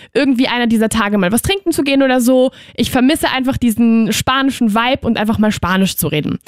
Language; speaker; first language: German; non-native, fluent; Spanish